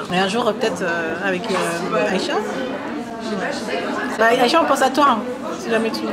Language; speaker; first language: French; native; French